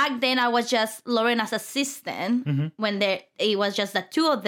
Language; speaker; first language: English; non-native, fluent; Spanish